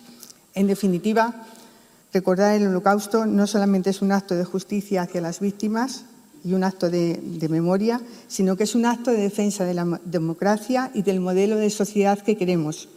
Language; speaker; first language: Spanish; native; Spanish